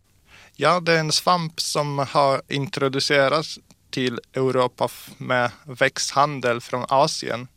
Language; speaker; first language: Swedish; non-native, fluent; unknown